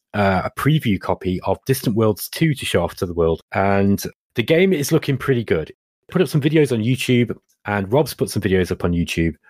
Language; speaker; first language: English; native; English